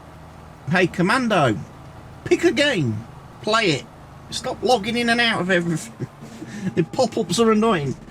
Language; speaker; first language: English; native; English